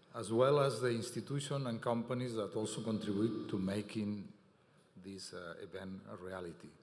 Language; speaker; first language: English; non-native, fluent; Catalan